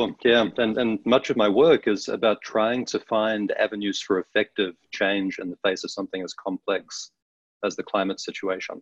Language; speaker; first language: English; native; English